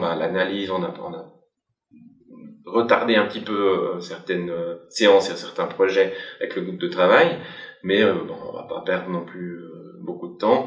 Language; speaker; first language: French; native; French